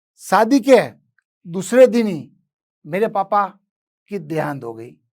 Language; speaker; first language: Hindi; non-native, local second language; Gujarati